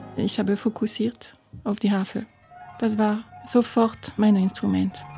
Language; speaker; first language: German; non-native, fluent; French